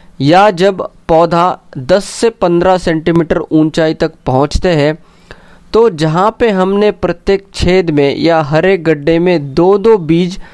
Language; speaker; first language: Hindi; non-native, local second language; Marathi